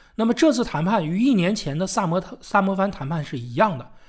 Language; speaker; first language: Chinese; native; Chinese